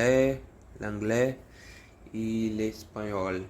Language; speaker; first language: French; non-native, learner; Portuguese